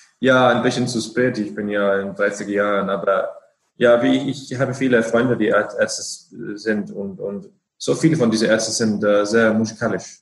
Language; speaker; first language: German; non-native, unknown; Icelandic